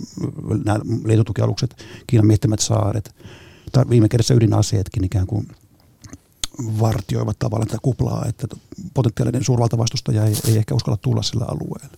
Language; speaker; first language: Finnish; native; Finnish